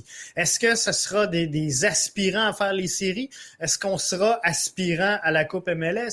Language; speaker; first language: French; native; French